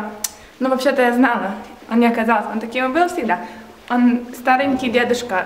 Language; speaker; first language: Russian; early bilingual, heritage; Russian